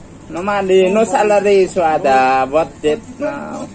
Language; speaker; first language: English; non-native, learner; Indonesian